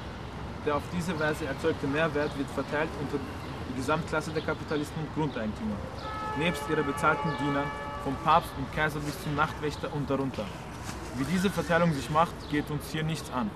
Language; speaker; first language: German; native; German